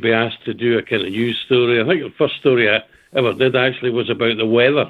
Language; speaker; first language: English; native; English